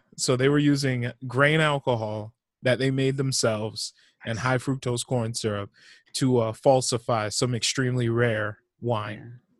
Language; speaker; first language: English; native; English